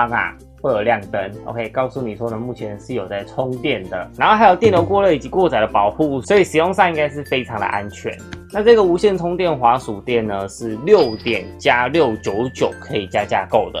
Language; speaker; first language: Chinese; native; Chinese